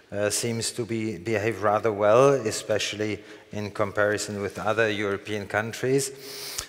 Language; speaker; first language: English; non-native, fluent; German